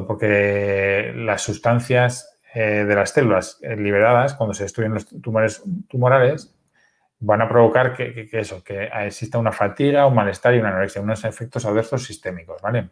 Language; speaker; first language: Spanish; native; Spanish